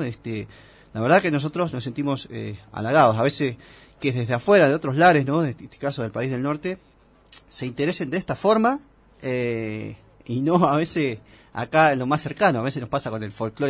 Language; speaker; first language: Spanish; native; Spanish